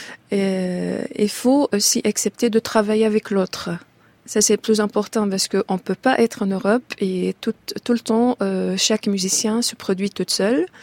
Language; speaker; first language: French; non-native, fluent; Arabic